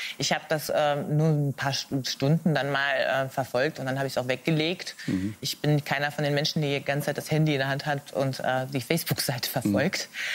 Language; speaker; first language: German; early bilingual, other home language; Arabic